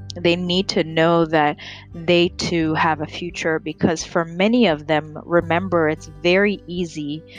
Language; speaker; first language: English; early bilingual, other home language; Rundi